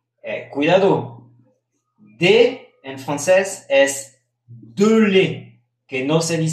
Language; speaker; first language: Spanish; non-native, fluent; French